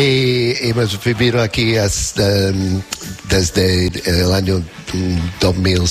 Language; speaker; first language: Spanish; non-native, fluent; English